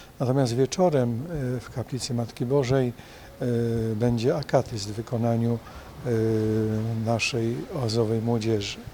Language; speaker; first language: Polish; native; Polish